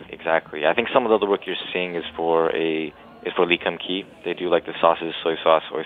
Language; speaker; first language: English; non-native, local second language; Cantonese